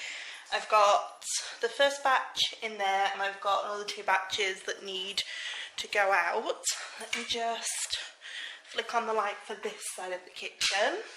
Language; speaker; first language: English; native; English